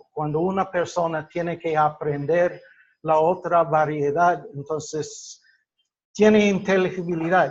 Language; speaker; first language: Spanish; non-native, fluent; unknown